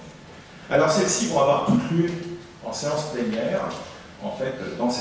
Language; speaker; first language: French; native; French